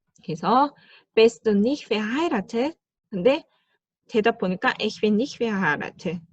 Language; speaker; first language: German; non-native, fluent; Korean